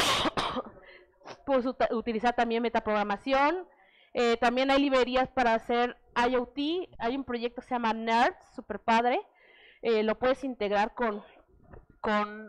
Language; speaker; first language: Spanish; native; Spanish